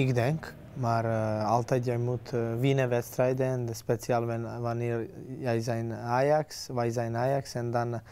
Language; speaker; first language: Dutch; non-native, learner; Serbian